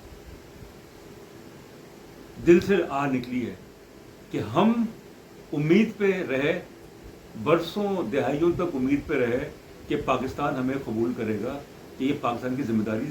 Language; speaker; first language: Urdu; native; Urdu